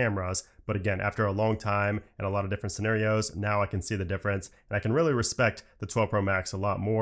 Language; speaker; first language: English; native; English